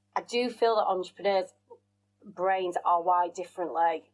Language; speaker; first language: English; native; English